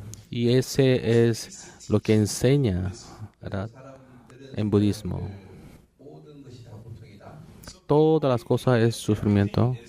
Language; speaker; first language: Spanish; non-native, learner; Korean